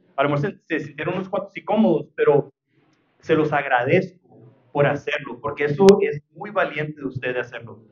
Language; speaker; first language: Spanish; early bilingual, heritage; Spanish